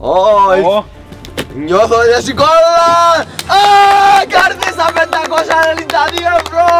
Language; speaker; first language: Greek; native; Greek